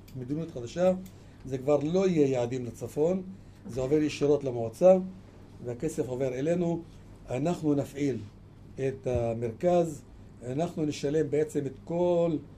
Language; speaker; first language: Hebrew; non-native, local second language; Arabic